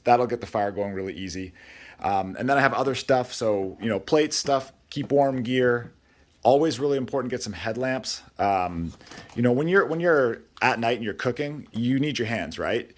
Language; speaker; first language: English; native; English